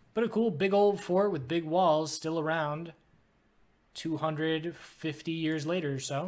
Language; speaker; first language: English; native; English